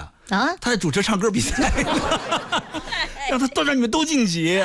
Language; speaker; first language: Chinese; native; Chinese